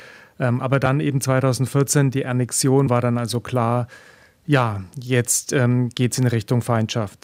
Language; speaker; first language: German; native; German